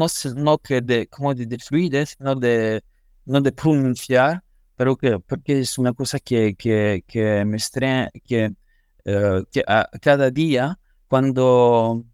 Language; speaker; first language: Spanish; non-native, learner; French